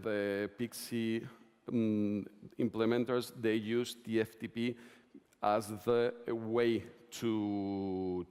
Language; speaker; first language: English; non-native, fluent; Spanish